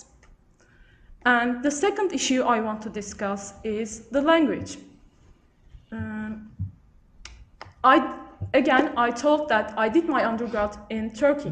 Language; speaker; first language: English; non-native, fluent; Turkish